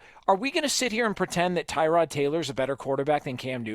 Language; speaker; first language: English; native; English